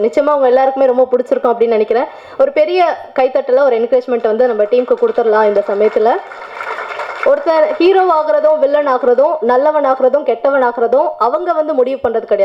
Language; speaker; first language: Tamil; native; Tamil